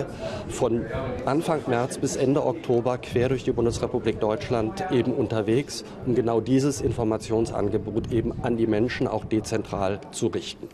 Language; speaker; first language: German; native; German